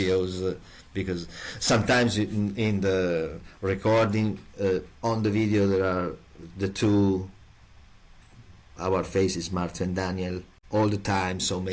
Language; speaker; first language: English; non-native, learner; Italian